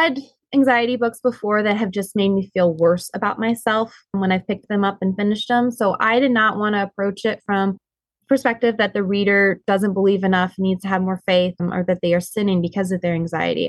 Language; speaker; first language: English; native; English